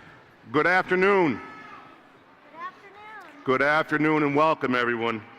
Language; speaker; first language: English; native; English